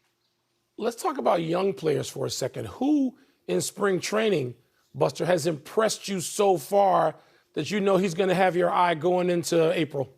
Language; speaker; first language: English; native; English